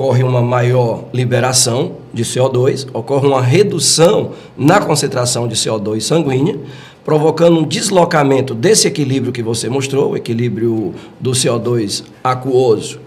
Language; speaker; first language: Portuguese; native; Portuguese